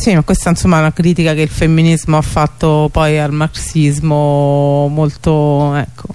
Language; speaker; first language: Italian; native; Italian